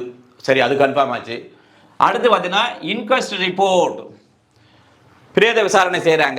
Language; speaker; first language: Tamil; native; Tamil